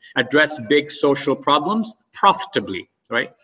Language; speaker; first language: English; non-native, fluent; Arabic